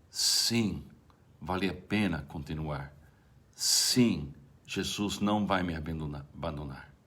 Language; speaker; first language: Portuguese; non-native, fluent; English